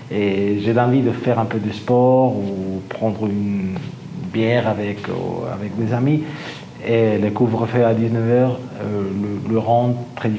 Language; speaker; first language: French; non-native, fluent; Spanish